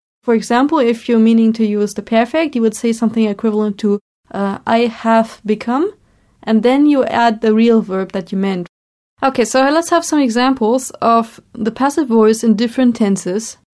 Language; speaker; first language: English; non-native, fluent; German